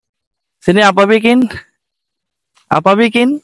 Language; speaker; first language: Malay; non-native, learner; Bangla